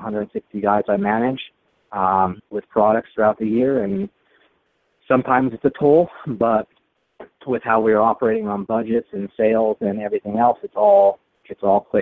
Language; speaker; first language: English; native; English